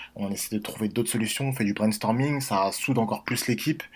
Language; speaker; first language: French; native; French